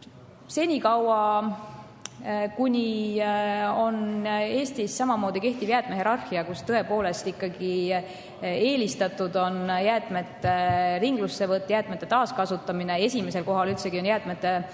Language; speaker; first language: Estonian; native; Estonian